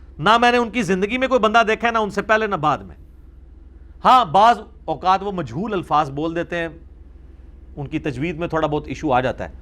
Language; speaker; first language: Urdu; non-native, local second language; Punjabi